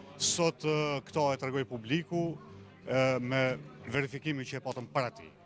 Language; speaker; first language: Albanian; non-native, local second language; Romany